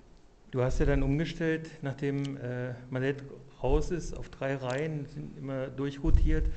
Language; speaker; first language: German; native; German